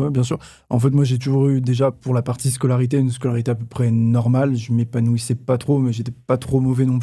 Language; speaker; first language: French; native; French